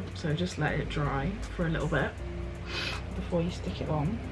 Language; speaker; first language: English; native; English